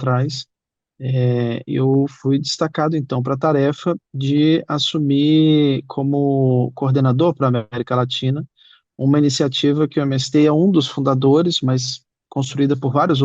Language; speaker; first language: Portuguese; native; Portuguese